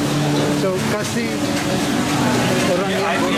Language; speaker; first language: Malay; non-native, learner; English